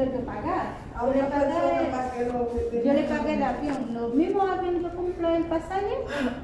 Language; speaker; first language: Spanish; non-native, learner; Haitian Creole